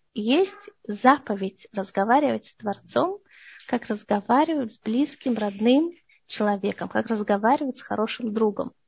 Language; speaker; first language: Russian; early bilingual, heritage; Russian